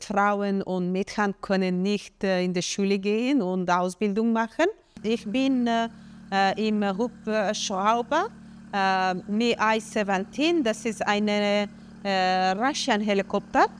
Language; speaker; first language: German; non-native, learner; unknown